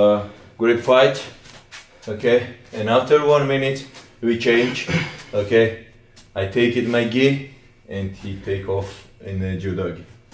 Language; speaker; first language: English; non-native, learner; Greek